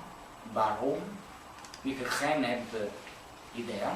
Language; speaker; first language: Dutch; non-native, learner; Italian